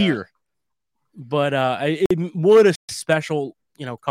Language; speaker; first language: English; native; English